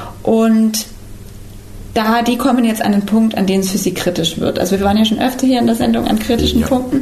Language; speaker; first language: German; native; German